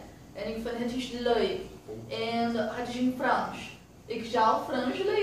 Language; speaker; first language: Dutch; non-native, learner; Portuguese